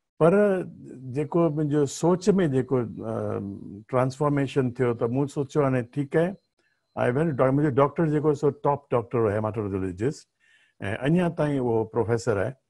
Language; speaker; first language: Sindhi; early bilingual, heritage; Sindhi